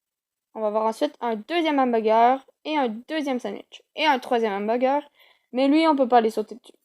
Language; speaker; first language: French; native; French